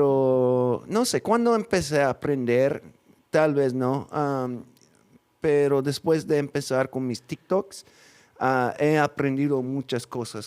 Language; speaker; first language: Spanish; non-native, fluent; English